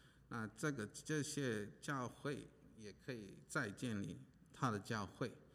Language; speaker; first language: Chinese; non-native, fluent; English